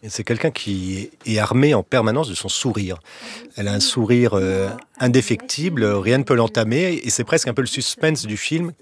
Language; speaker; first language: French; native; French